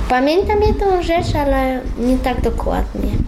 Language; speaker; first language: Polish; early bilingual, heritage; Polish